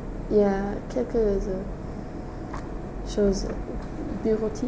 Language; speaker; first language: French; non-native, fluent; English